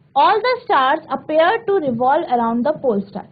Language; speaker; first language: English; non-native, local second language; Hindi